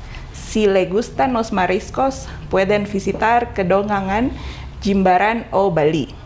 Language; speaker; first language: Spanish; non-native, fluent; Indonesian